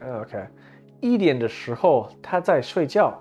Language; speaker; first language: Chinese; non-native, learner; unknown